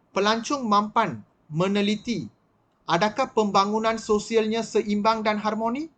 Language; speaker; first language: Malay; non-native, local second language; Tamil